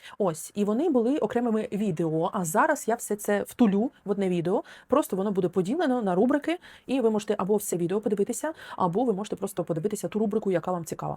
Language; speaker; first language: Ukrainian; non-native, local second language; Russian